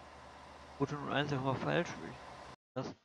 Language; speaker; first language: German; native; German